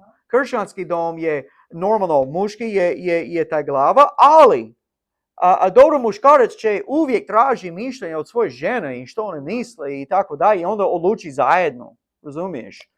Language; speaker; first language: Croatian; non-native, learner; English